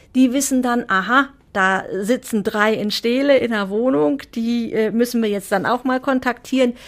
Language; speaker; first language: German; native; German